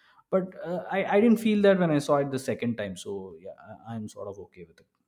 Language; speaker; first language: English; non-native, local second language; Tamil